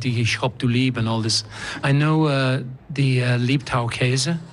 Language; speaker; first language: German; non-native, learner; English